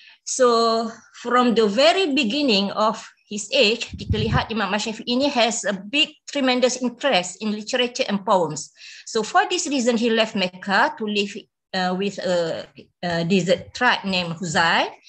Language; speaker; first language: English; non-native, local second language; Malay